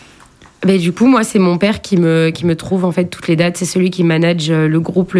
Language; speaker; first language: French; native; French